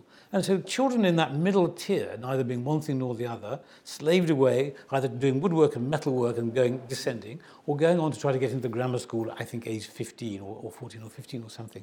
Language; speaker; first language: English; native; English